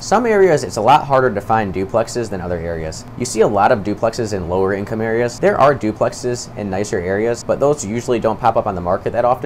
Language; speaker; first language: English; native; English